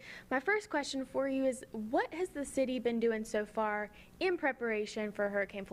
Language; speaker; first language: English; native; English